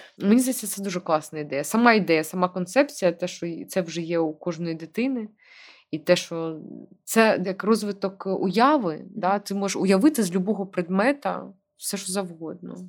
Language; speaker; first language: Ukrainian; non-native, local second language; Russian